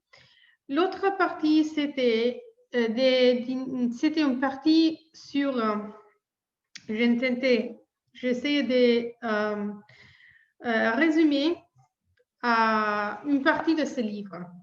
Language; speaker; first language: French; non-native, fluent; Italian